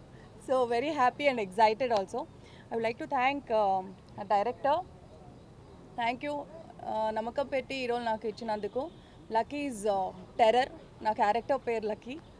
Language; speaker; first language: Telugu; non-native, fluent; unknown